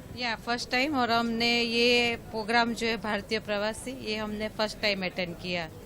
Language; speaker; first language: Hindi; native; Hindi